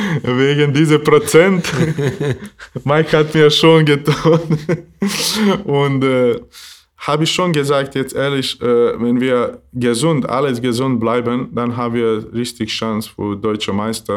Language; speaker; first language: German; non-native, learner; Bosnian